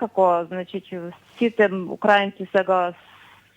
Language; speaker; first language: Macedonian; non-native, fluent; Ukrainian